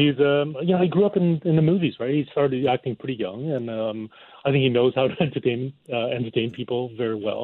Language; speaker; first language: English; non-native, local second language; Cantonese